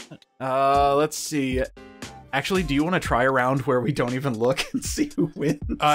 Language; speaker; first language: English; native; English